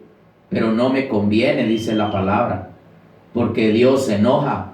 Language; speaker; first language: Spanish; native; Spanish